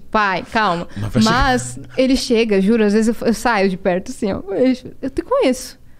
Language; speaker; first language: Portuguese; native; Portuguese